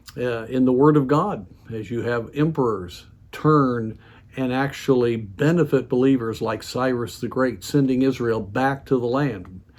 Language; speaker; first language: English; native; English